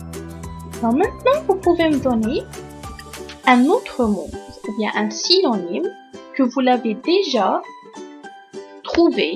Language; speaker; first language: French; non-native, local second language; Arabic